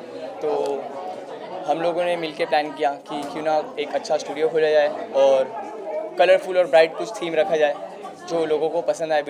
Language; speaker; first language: Hindi; native; Hindi